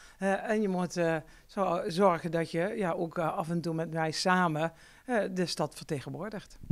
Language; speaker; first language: Dutch; native; Dutch